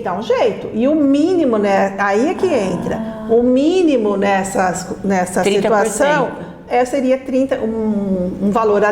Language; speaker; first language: Portuguese; native; Portuguese